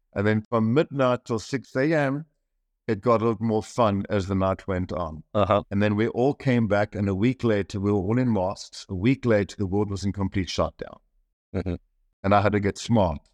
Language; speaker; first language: English; native; English